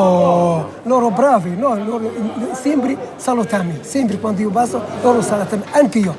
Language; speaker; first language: Italian; non-native, learner; Arabic